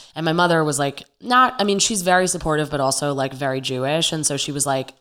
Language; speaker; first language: English; native; English